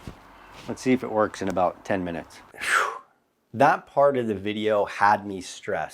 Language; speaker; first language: English; native; English